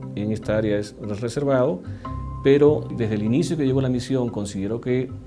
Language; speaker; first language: Spanish; native; Spanish